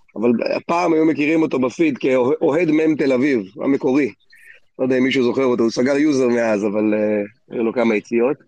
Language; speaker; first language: Hebrew; native; Hebrew